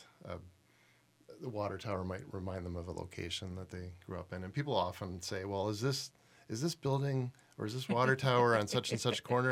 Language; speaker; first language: English; native; English